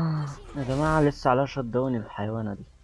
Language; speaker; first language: Arabic; native; Arabic